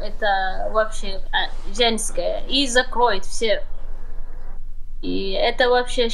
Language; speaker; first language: Russian; non-native, learner; Somali